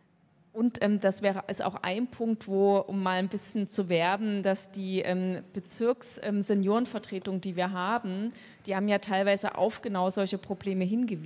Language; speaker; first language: German; native; German